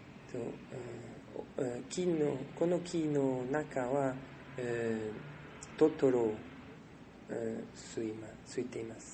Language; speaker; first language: Japanese; non-native, learner; French